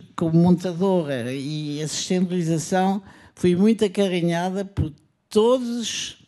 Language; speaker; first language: Portuguese; non-native, fluent; French